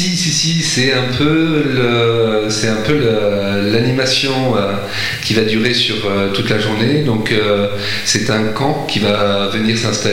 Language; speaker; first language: French; native; French